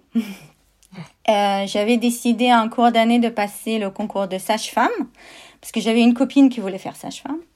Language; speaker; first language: French; non-native, fluent; Russian